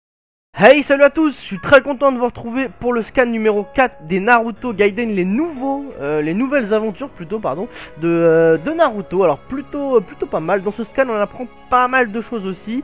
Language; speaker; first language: French; native; French